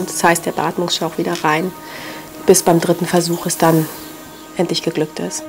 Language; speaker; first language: German; native; German